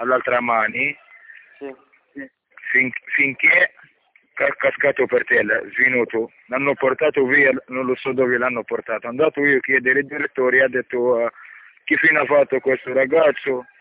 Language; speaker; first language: Italian; non-native, learner; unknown